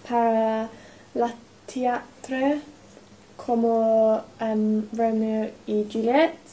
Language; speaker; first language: Spanish; non-native, learner; English